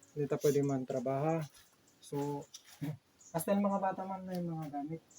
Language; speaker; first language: Filipino; native; Filipino